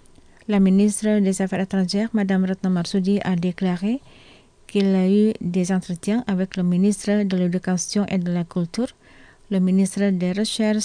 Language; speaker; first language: French; non-native, fluent; Indonesian